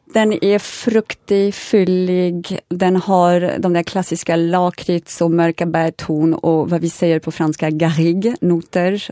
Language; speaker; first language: Swedish; non-native, fluent; French